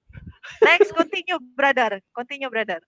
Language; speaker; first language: English; non-native, fluent; Indonesian